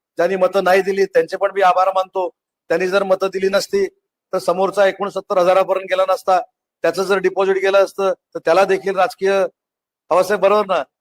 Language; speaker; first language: Marathi; native; Marathi